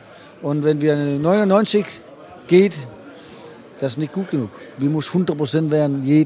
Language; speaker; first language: German; non-native, fluent; Danish